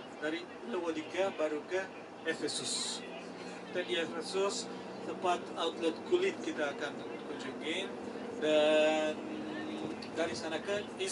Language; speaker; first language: Indonesian; non-native, fluent; Turkish